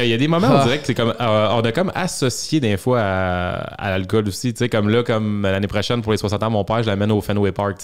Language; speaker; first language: French; native; French